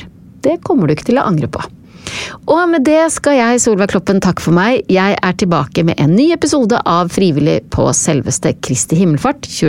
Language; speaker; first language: Norwegian; native; Norwegian